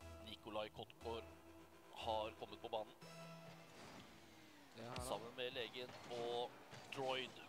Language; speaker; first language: Norwegian; native; Norwegian